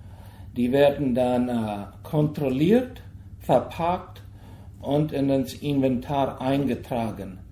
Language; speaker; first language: German; early bilingual, heritage; German